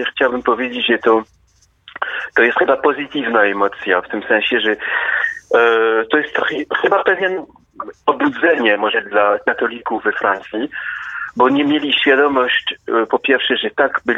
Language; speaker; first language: Polish; non-native, fluent; French